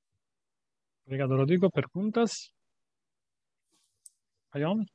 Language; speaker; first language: Portuguese; non-native, fluent; Italian